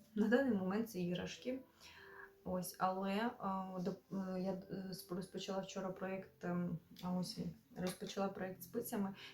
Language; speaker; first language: Ukrainian; non-native, local second language; Russian